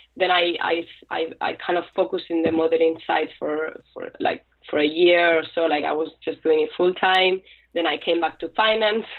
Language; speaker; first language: English; non-native, fluent; Spanish